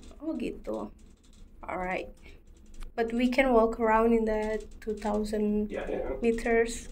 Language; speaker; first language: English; non-native, learner; Indonesian